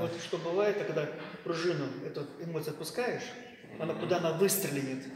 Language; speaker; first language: Russian; native; Russian